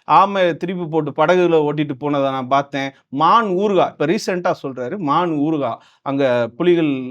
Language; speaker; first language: Tamil; non-native, local second language; Telugu